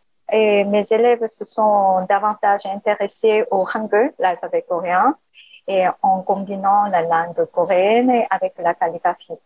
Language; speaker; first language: French; non-native, learner; Korean